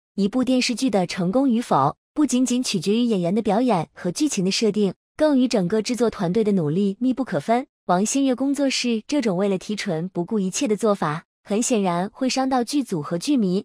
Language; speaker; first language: Chinese; native; Chinese